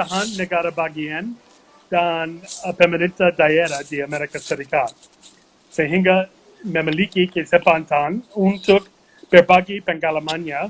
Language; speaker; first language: Indonesian; non-native, fluent; English